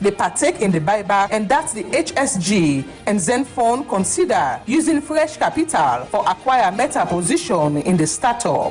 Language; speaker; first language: English; non-native, local second language; Krio